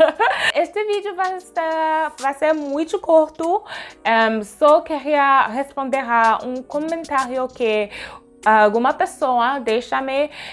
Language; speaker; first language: Portuguese; non-native, learner; French